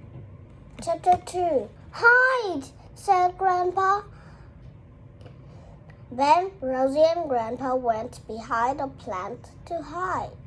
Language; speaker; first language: English; non-native, learner; Vietnamese